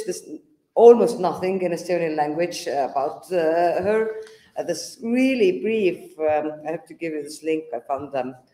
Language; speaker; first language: English; non-native, fluent; Estonian